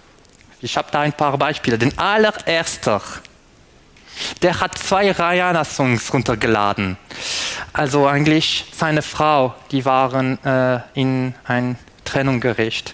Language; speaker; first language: German; non-native, fluent; French